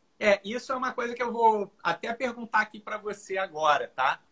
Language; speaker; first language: Portuguese; native; Portuguese